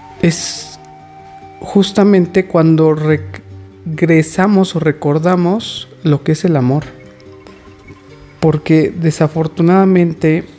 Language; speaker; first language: Spanish; native; Spanish